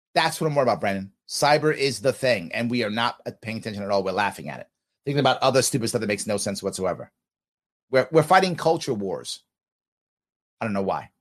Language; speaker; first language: English; native; English